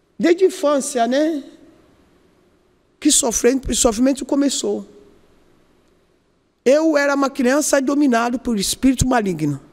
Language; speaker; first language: Portuguese; non-native, learner; Yoruba